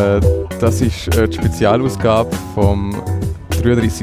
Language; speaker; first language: German; native; German